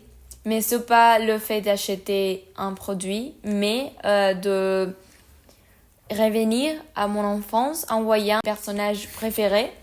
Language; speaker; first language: French; non-native, learner; Spanish